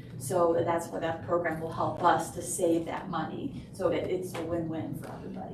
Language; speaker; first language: English; native; English